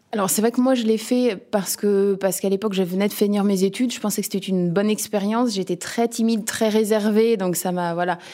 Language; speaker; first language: French; native; French